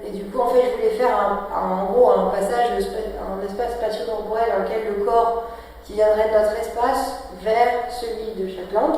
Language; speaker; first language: French; native; French